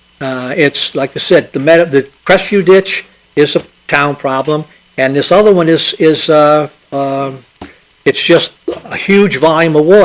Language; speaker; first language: English; native; English